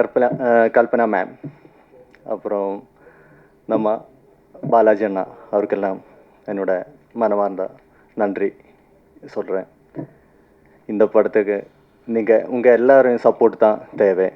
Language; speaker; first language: Tamil; non-native, learner; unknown